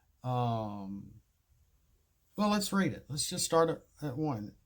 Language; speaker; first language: English; native; English